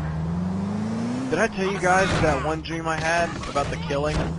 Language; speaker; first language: English; native; English